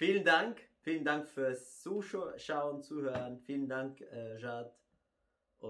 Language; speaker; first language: German; non-native, fluent; Arabic